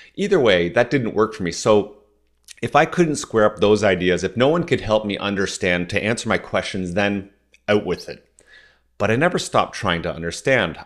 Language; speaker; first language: English; non-native, fluent; French